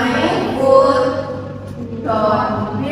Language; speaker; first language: English; non-native, learner; Indonesian